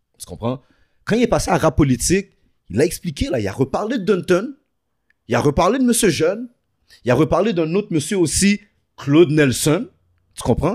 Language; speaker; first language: French; early bilingual, other home language; Haitian Creole